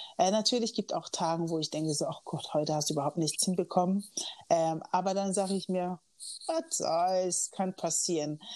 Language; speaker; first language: German; early bilingual, other home language; Akan